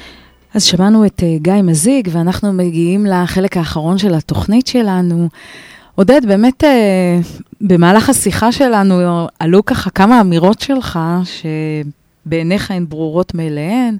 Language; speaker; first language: Hebrew; native; Hebrew